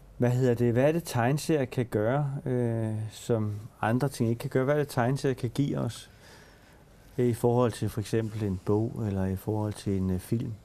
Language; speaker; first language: Danish; native; Danish